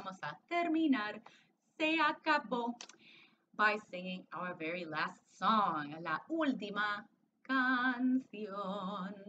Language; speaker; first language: Spanish; non-native, fluent; English